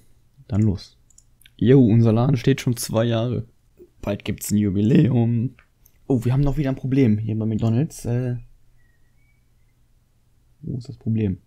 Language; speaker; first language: German; native; German